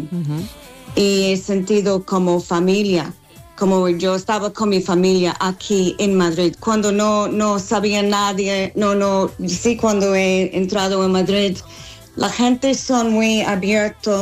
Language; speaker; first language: Spanish; non-native, learner; English